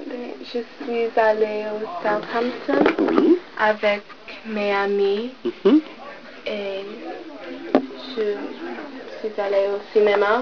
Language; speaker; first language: French; non-native, learner; English